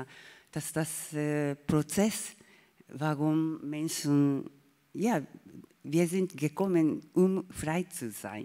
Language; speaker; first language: German; non-native, learner; Japanese